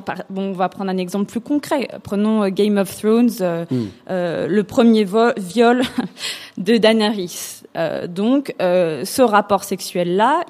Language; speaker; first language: French; native; French